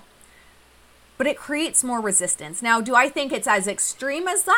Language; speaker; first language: English; native; English